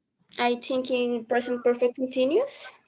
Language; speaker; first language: English; non-native, learner; Spanish